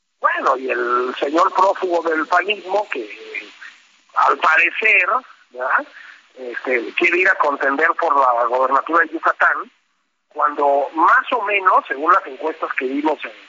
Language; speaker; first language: Spanish; native; Spanish